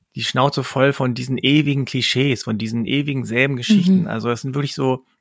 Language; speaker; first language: German; early bilingual, other home language; Korean